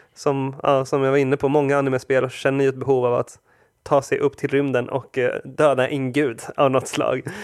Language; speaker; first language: Swedish; early bilingual, other home language; Spanish